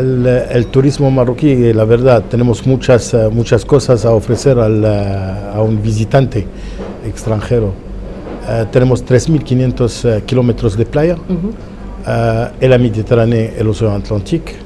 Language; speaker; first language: Spanish; non-native, fluent; Arabic